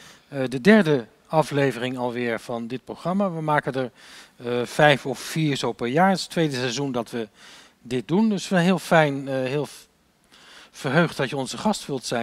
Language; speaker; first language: Dutch; native; Dutch